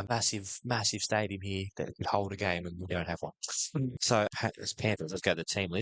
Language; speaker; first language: English; native; English